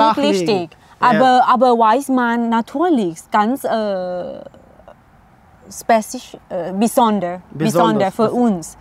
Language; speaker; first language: German; non-native, learner; Thai